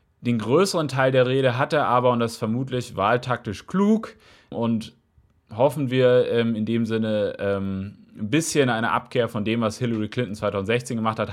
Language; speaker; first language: German; native; German